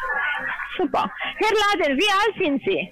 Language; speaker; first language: German; non-native, learner; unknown